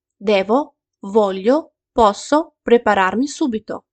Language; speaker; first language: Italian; non-native, fluent; Ukrainian